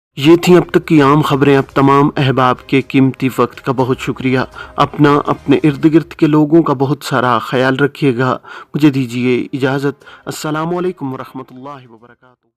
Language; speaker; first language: Urdu; native; Urdu